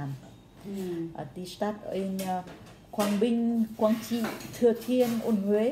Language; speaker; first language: German; non-native, learner; Vietnamese